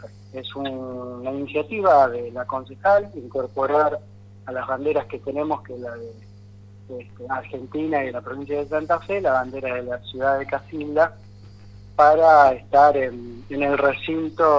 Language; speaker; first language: Spanish; native; Spanish